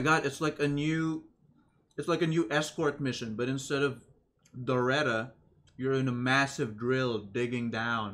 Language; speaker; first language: English; native; English